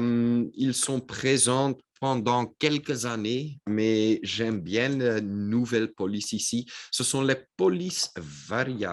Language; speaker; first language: French; non-native, local second language; Dutch